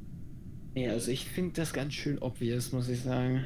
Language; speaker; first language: German; native; German